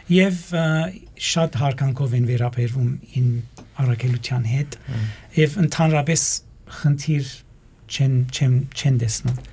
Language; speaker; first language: Armenian; early bilingual, heritage; Armenian